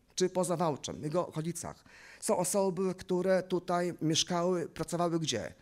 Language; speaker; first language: Polish; native; Polish